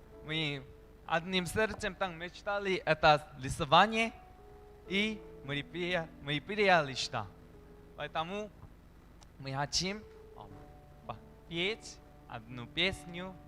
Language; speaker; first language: Russian; non-native, learner; Korean